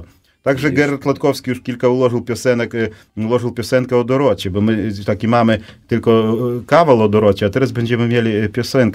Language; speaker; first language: Polish; native; Polish